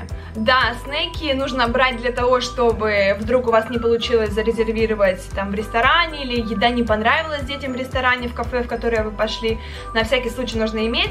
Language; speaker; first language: Russian; native; Russian